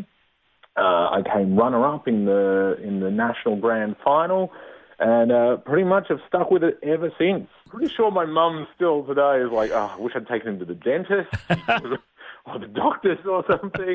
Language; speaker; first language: English; native; English